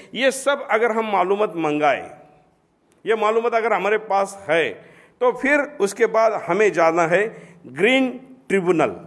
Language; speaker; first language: Hindi; non-native, local second language; Marathi